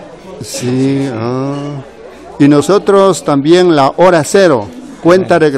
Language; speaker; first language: Spanish; native; Spanish